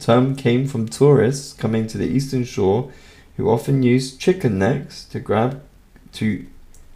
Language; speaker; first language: English; non-native, local second language; Hungarian